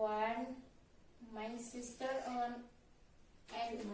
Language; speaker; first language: English; non-native, learner; Indonesian